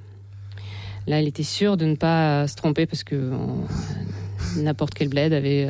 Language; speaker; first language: French; non-native, fluent; Russian